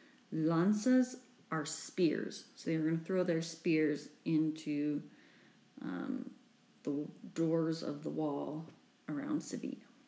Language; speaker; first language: English; native; English